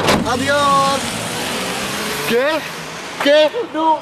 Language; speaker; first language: Spanish; non-native, learner; English